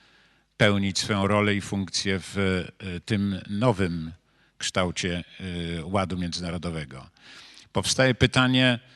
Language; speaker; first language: Polish; native; Polish